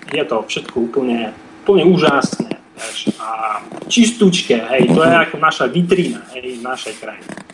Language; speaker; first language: Slovak; non-native, fluent; Russian